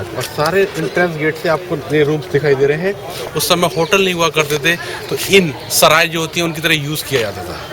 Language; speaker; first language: Hindi; native; Hindi